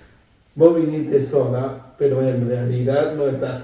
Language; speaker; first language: Spanish; non-native, fluent; Chinese